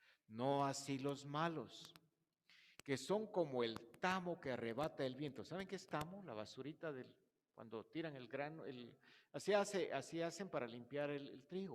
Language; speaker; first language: Spanish; native; Spanish